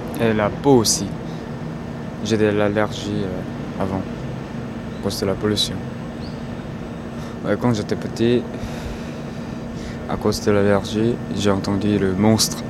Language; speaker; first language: French; non-native, fluent; Korean